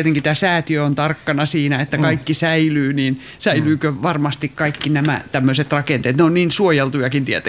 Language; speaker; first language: Finnish; native; Finnish